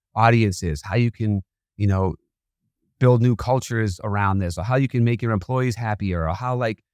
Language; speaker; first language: English; native; English